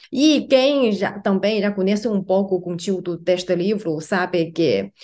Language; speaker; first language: Portuguese; non-native, fluent; Chinese